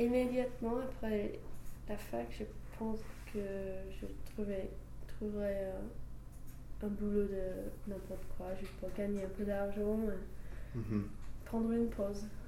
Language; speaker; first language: French; non-native, fluent; English